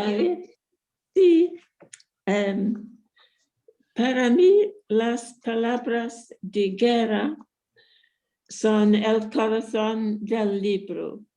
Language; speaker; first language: Spanish; non-native, fluent; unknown